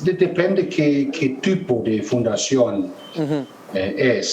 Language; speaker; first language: Spanish; non-native, fluent; German